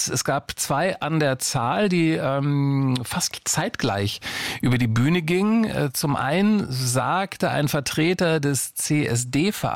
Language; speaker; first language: German; native; German